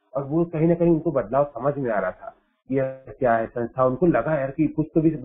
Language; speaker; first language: Hindi; native; Hindi